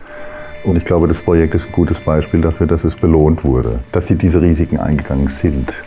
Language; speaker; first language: German; native; German